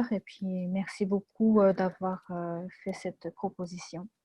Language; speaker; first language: French; non-native, fluent; Japanese